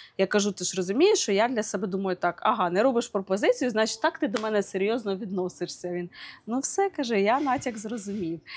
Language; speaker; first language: Ukrainian; native; Ukrainian